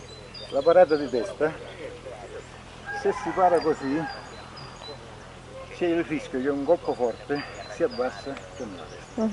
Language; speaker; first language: Italian; native; Italian